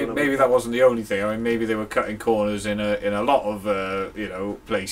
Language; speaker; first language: English; native; English